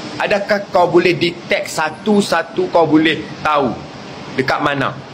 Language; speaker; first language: Malay; native; Malay